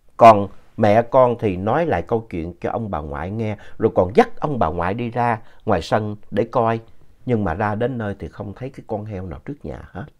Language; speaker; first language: Vietnamese; native; Vietnamese